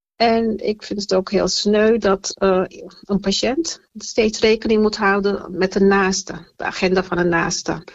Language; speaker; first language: Dutch; early bilingual, other home language; Turkish